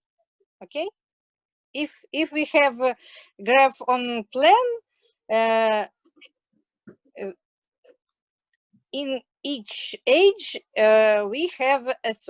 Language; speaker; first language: English; non-native, learner; Russian